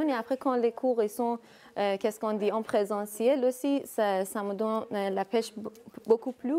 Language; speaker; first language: French; non-native, learner; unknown